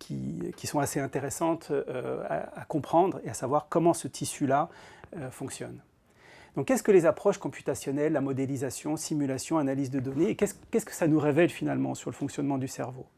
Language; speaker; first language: French; native; French